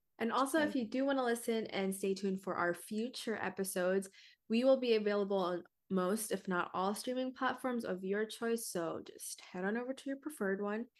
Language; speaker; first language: English; early bilingual, other home language; Filipino